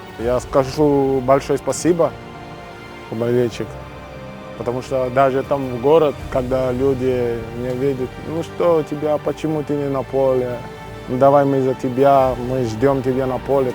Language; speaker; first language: Russian; non-native, learner; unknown